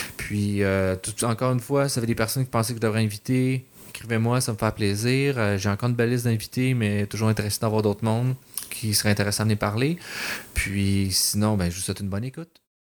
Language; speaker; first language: French; native; French